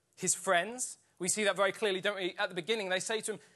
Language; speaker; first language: English; native; English